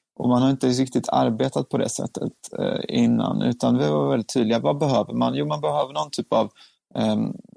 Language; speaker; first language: Swedish; native; Swedish